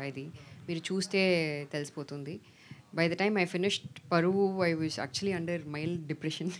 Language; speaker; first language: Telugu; non-native, learner; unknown